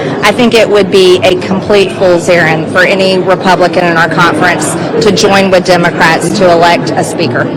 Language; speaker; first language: English; native; English